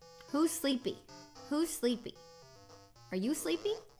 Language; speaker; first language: English; native; English